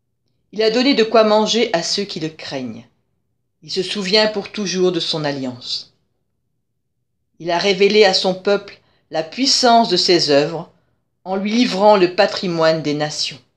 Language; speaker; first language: French; native; French